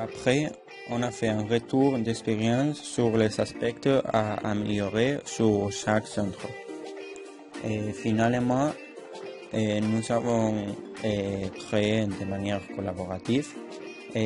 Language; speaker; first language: French; non-native, learner; Spanish